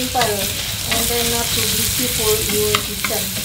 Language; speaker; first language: English; non-native, learner; Indonesian